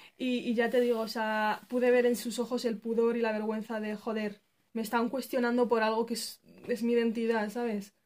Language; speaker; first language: Spanish; early bilingual, other home language; Arabic